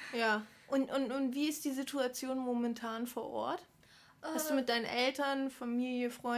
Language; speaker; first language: German; native; German